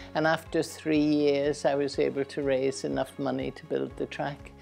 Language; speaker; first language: English; native; English